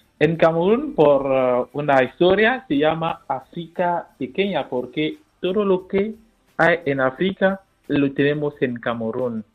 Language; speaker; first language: Spanish; non-native, fluent; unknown